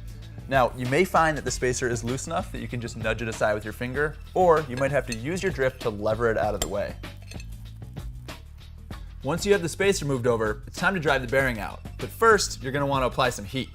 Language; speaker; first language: English; native; English